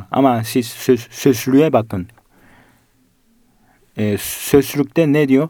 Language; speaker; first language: Turkish; non-native, fluent; Korean